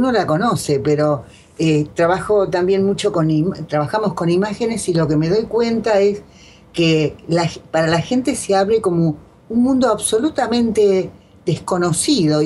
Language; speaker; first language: Spanish; native; Spanish